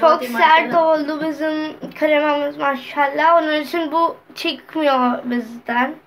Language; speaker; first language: Turkish; non-native, learner; Urdu